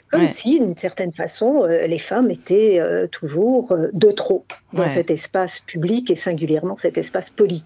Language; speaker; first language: French; native; French